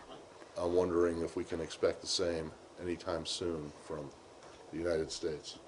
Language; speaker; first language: English; native; English